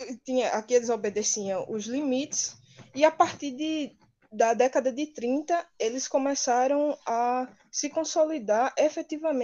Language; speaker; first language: Portuguese; native; Portuguese